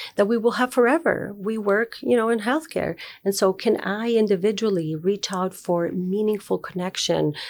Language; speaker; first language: English; non-native, fluent; Spanish